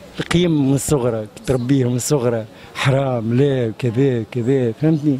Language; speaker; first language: Arabic; native; Arabic